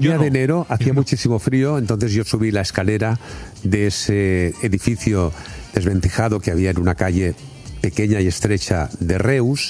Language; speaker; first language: Spanish; native; Spanish